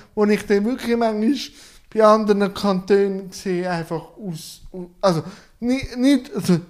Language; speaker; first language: German; non-native, fluent; Turkish